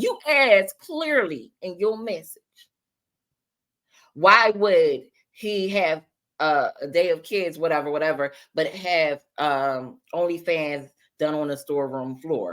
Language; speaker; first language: English; native; English